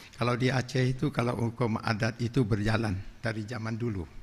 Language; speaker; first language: Indonesian; non-native, local second language; Achinese